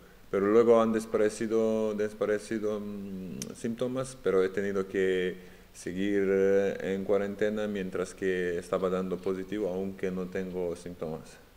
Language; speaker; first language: Spanish; non-native, fluent; Serbian